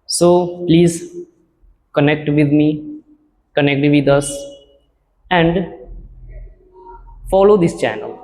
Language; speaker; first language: English; non-native, learner; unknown